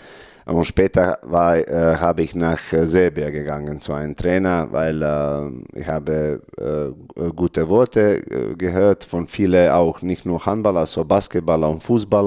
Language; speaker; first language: German; non-native, learner; Serbian